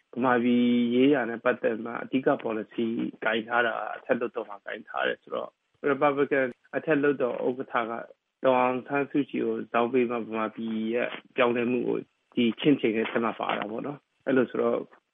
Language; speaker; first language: Burmese; non-native, local second language; Kachin